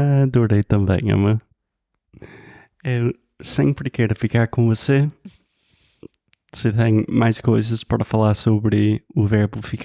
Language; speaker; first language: Portuguese; non-native, fluent; English